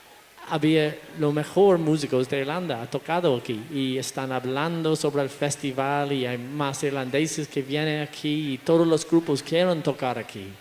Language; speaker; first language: Spanish; non-native, fluent; English